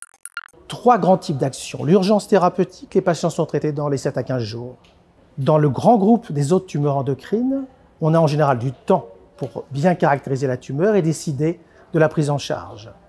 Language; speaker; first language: French; native; French